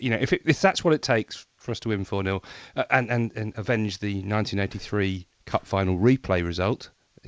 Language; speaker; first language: English; native; English